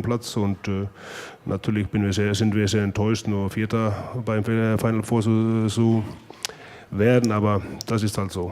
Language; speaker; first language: German; non-native, fluent; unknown